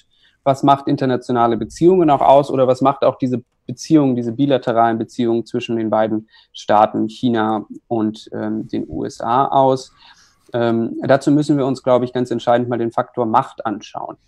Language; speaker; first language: German; native; German